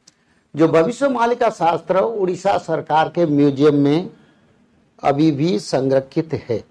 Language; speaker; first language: Hindi; non-native, local second language; Odia